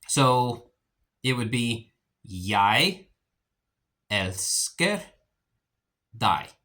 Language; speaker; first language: Norwegian; non-native, learner; English